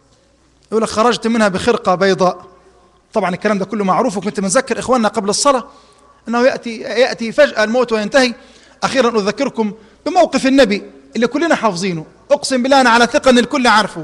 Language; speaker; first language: Arabic; native; Arabic